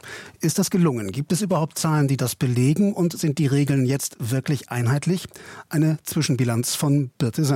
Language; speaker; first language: German; native; German